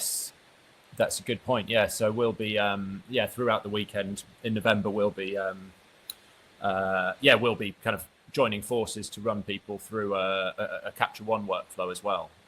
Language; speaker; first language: English; native; English